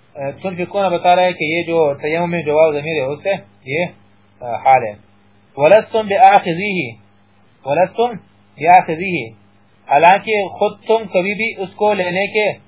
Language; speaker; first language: Urdu; non-native, local second language; Pashto